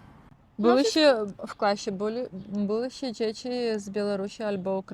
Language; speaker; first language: Polish; non-native, learner; Russian